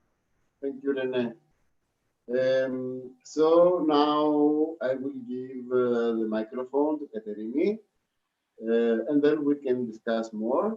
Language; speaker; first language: English; non-native, fluent; Greek